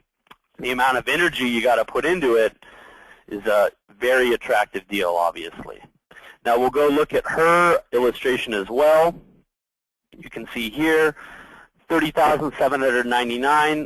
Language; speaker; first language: English; native; English